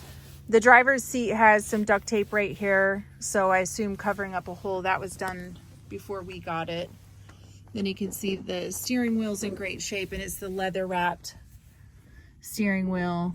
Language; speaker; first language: English; native; English